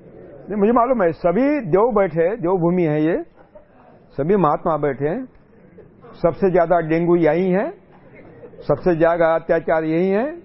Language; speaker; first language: Hindi; non-native, local second language; Marathi